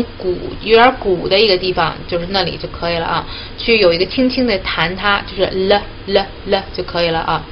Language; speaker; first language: Chinese; native; Chinese